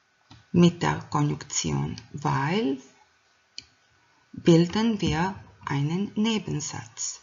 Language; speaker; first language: German; non-native, fluent; Croatian